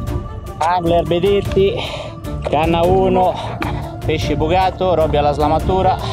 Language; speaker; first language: Italian; native; Italian